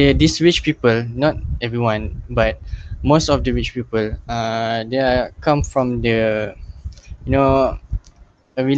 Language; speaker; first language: English; non-native, local second language; Malay